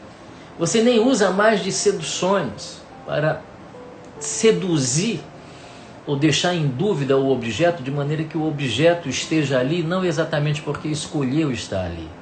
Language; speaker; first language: Portuguese; native; Portuguese